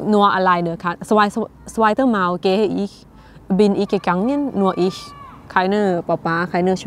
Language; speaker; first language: German; non-native, learner; Thai